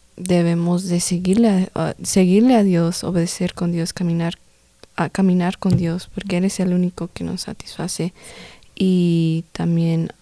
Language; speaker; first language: Spanish; early bilingual, heritage; Spanish